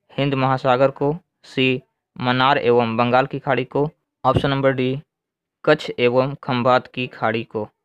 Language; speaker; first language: Hindi; native; Hindi